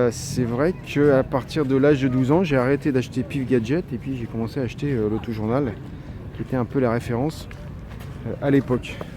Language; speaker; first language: French; native; French